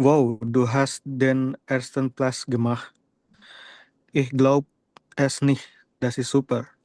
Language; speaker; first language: German; non-native, learner; Indonesian